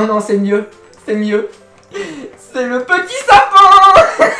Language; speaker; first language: French; native; French